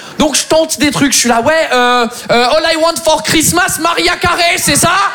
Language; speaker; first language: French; non-native, fluent; English